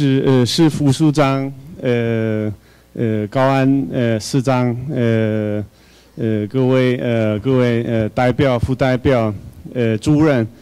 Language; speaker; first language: Chinese; non-native, fluent; Hungarian